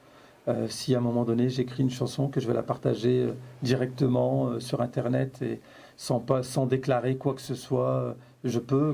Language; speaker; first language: French; native; French